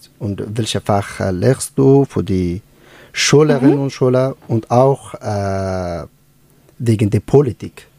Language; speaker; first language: German; non-native, learner; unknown